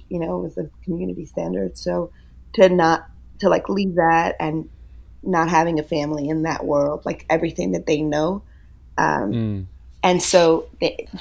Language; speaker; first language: English; early bilingual, other home language; Yiddish